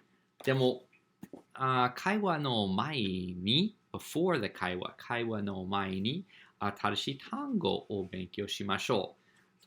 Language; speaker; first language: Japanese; non-native, fluent; English